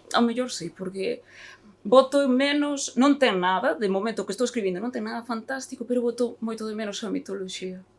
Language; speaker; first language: Galician; native; Galician